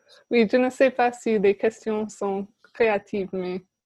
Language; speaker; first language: French; non-native, learner; English